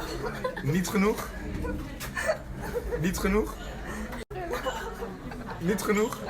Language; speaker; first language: Dutch; non-native, learner; French